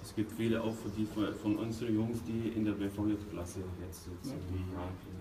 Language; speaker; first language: German; non-native, fluent; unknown